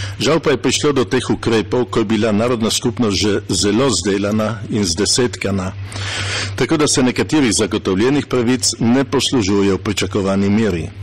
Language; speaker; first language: Slovenian; native; Slovenian